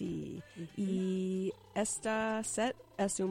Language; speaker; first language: Spanish; non-native, learner; English